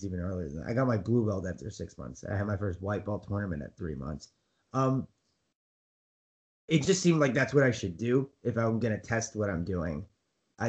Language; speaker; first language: English; native; English